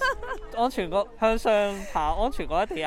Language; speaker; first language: Cantonese; native; Cantonese